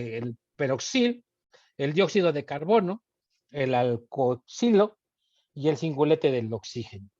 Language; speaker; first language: Spanish; native; Spanish